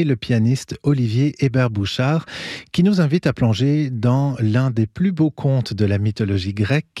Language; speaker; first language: French; native; French